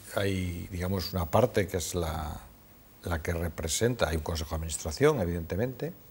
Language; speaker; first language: Spanish; native; Spanish